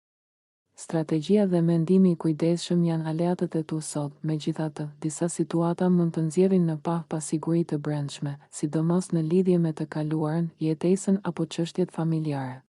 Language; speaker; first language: Albanian; native; Albanian